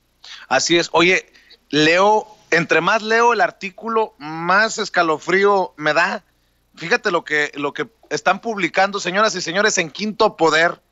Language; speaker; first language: Spanish; native; Spanish